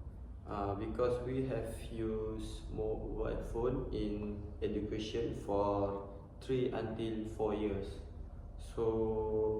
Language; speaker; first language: English; non-native, learner; Malay